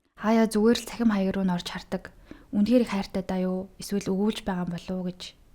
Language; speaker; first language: Mongolian; native; Mongolian